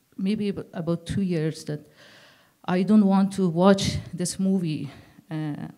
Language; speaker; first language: English; non-native, learner; Persian